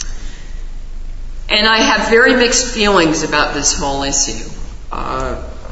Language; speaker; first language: English; native; English